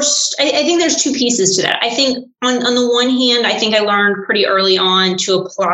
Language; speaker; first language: English; native; English